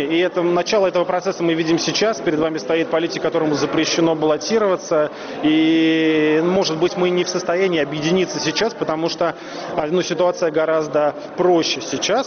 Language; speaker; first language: Russian; native; Russian